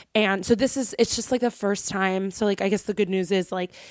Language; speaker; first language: English; native; English